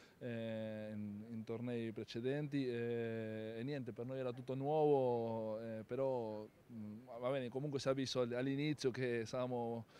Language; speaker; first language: Italian; non-native, fluent; Spanish